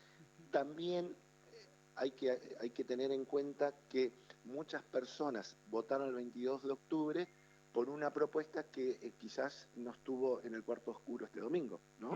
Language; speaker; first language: Spanish; native; Spanish